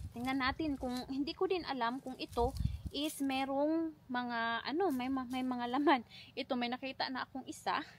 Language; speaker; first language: Filipino; non-native, local second language; Cebuano